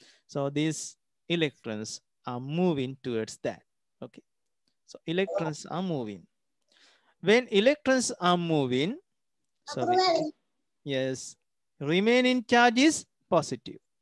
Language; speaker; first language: English; non-native, local second language; Sinhala